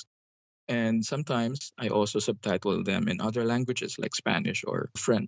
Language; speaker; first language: English; non-native, local second language; Hiligaynon